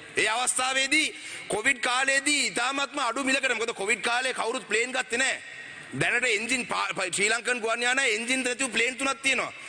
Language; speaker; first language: Sinhala; non-native, local second language; Tamil